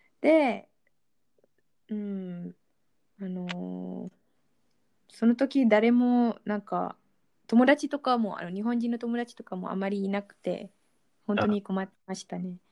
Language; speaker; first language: Japanese; non-native, fluent; Malay